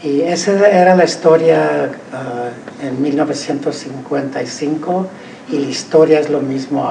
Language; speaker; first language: Spanish; early bilingual, heritage; Spanish